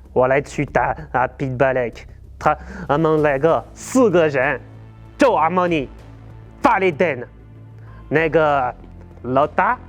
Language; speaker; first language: Chinese; non-native, learner; French